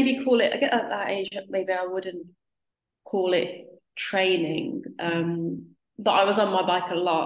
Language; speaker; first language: English; native; English